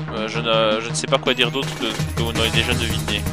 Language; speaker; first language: French; native; French